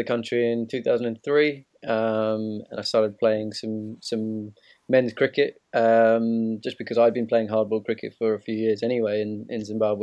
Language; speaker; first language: English; native; English